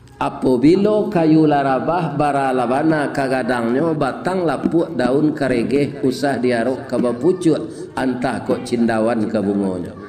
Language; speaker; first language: Malay; non-native, local second language; Minangkabau